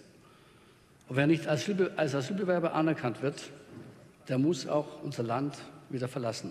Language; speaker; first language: German; native; German